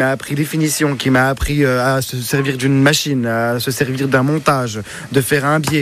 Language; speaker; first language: French; early bilingual, other home language; Arabic